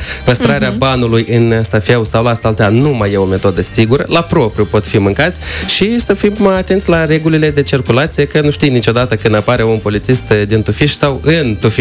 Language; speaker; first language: Romanian; native; Romanian